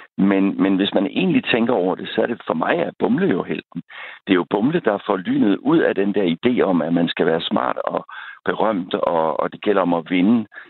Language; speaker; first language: Danish; native; Danish